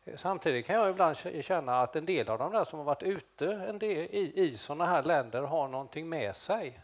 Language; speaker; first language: Swedish; native; Swedish